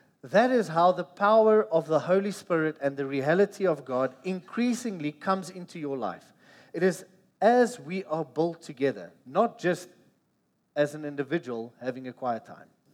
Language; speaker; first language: English; non-native, local second language; Afrikaans